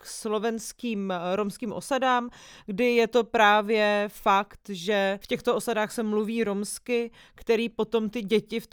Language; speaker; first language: Czech; native; Czech